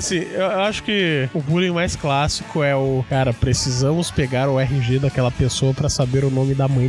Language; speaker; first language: Portuguese; native; Portuguese